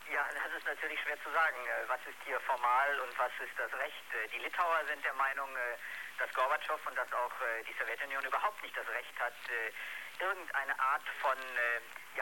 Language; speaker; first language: German; native; German